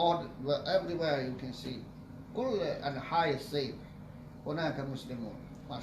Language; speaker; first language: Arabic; non-native, fluent; Chinese